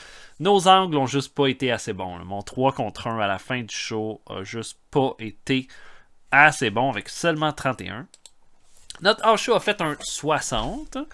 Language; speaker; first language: French; native; French